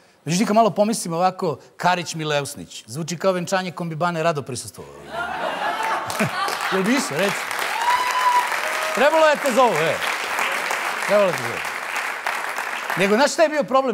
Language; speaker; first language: Serbian; native; Serbian